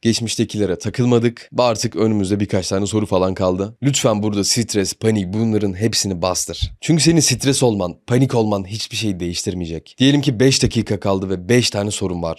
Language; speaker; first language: Turkish; native; Turkish